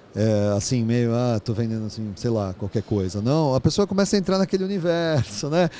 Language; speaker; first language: Portuguese; native; Portuguese